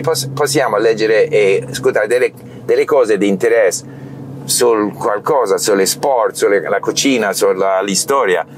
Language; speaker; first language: Italian; non-native, learner; English